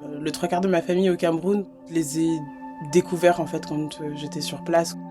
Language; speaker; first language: French; native; French